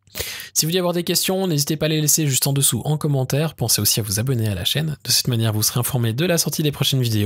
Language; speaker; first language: French; native; French